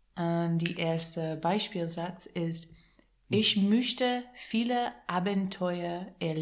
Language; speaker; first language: German; non-native, learner; English